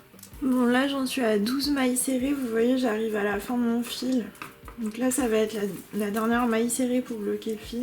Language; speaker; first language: French; native; French